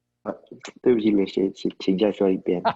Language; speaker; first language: Chinese; non-native, learner; English